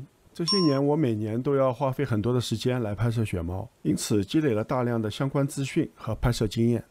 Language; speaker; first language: Chinese; native; Chinese